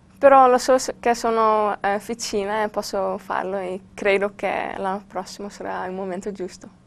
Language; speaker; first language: Italian; non-native, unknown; Dutch